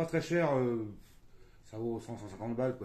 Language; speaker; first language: French; native; French